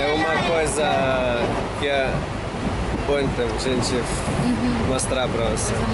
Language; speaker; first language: Portuguese; non-native, learner; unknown